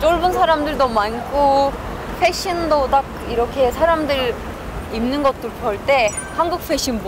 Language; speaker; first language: Korean; non-native, learner; Turkish